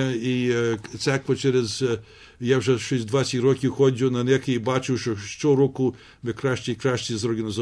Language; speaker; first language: Ukrainian; early bilingual, heritage; Ukrainian